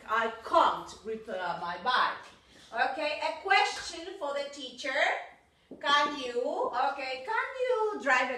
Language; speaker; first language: English; non-native, fluent; Spanish